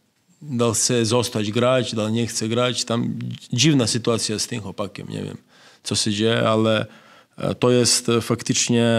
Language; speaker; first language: Polish; non-native, fluent; Serbian